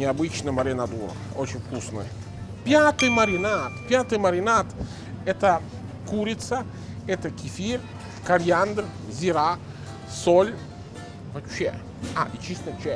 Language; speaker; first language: Russian; non-native, fluent; Italian